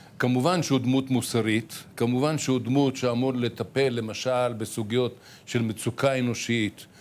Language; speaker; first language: Hebrew; early bilingual, other home language; Arabic